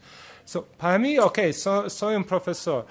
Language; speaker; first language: Spanish; non-native, learner; English